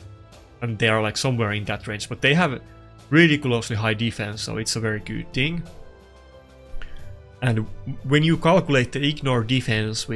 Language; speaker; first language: English; non-native, fluent; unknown